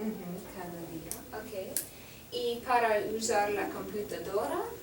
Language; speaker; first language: Spanish; non-native, fluent; English